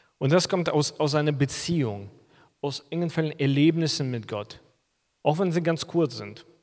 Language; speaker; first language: German; non-native, fluent; Russian